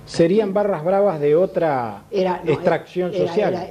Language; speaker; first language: Spanish; native; Spanish